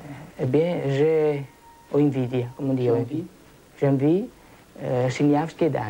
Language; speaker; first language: French; non-native, fluent; Italian